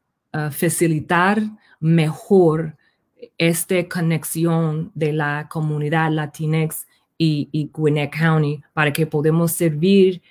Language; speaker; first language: Spanish; early bilingual, heritage; Spanish